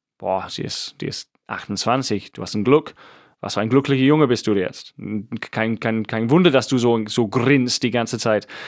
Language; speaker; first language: German; non-native, fluent; English